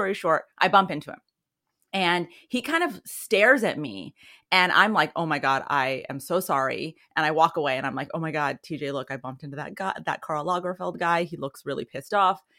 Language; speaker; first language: English; early bilingual, other home language; Persian